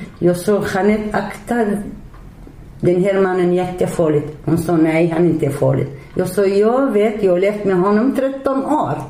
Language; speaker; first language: Swedish; non-native, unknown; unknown